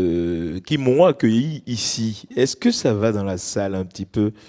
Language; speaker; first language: French; native; French